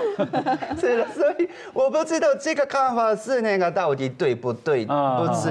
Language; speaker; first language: Chinese; non-native, fluent; Japanese